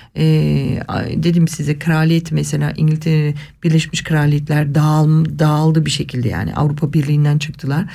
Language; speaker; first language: Turkish; early bilingual, heritage; Turkish